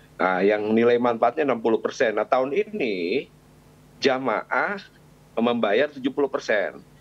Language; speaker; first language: Indonesian; native; Indonesian